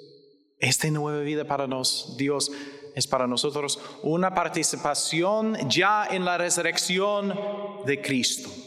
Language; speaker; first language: Spanish; non-native, learner; English